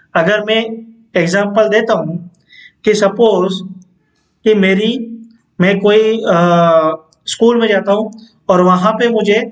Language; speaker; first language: Hindi; non-native, local second language; Gujarati